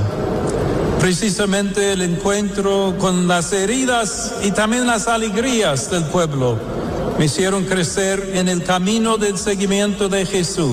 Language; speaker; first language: Spanish; non-native, fluent; English